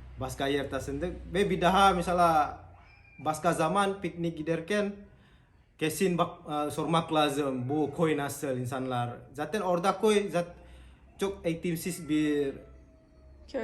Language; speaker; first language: Turkish; non-native, learner; Indonesian